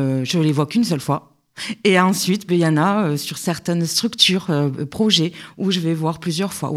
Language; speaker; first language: French; native; French